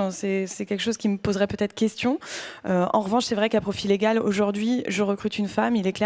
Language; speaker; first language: French; native; French